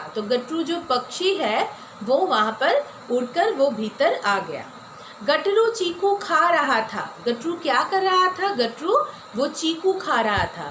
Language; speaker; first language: Hindi; non-native, local second language; Bangla